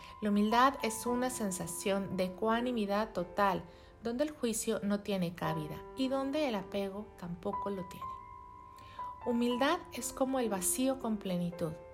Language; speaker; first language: Spanish; native; Spanish